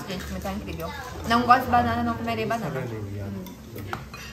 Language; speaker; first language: Portuguese; native; Portuguese